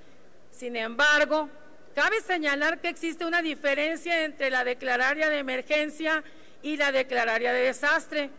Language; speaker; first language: Spanish; native; Spanish